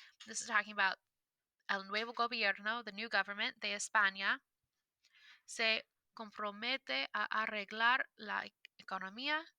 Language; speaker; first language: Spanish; non-native, fluent; English